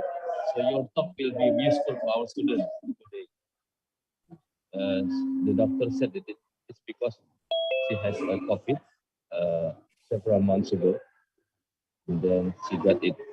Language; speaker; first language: English; non-native, learner; Indonesian